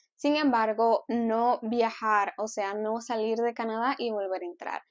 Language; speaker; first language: Spanish; native; Spanish